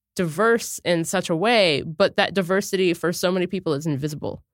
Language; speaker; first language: English; native; English